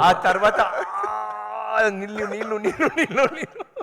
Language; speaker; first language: Telugu; non-native, learner; Tamil